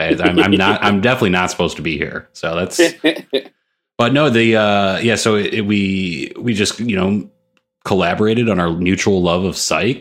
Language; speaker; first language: English; native; English